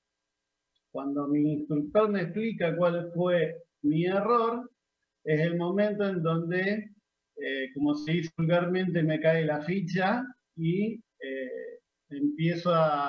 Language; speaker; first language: Spanish; native; Spanish